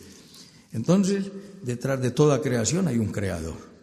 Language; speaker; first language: Spanish; native; Spanish